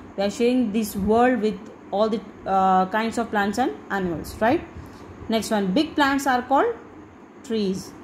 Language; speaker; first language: English; non-native, local second language; Bangla